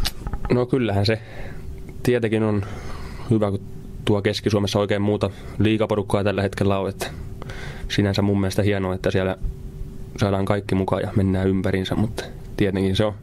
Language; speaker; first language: Finnish; native; Finnish